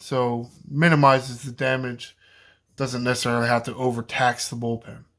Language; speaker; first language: English; native; English